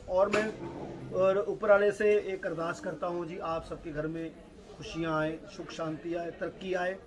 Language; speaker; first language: Hindi; non-native, local second language; Punjabi